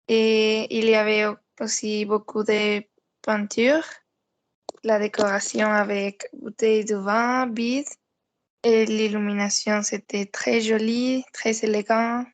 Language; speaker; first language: French; non-native, learner; Spanish